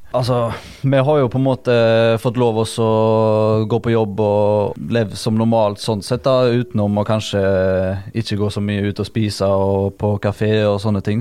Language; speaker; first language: Norwegian; native; Norwegian